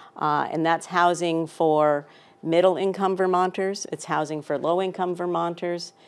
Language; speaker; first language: English; native; English